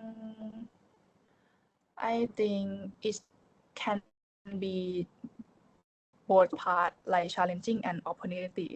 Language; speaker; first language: English; non-native, learner; Thai